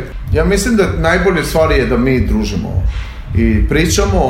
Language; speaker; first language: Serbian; non-native, learner; Albanian